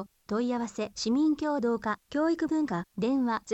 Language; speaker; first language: Japanese; native; Japanese